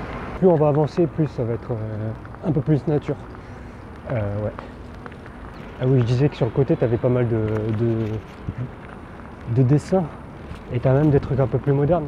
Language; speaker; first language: French; native; French